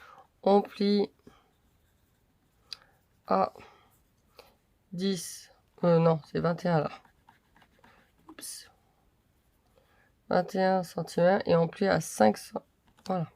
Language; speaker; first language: French; native; French